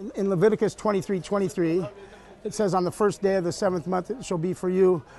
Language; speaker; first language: English; native; English